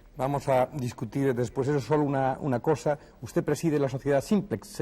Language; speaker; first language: Spanish; native; Spanish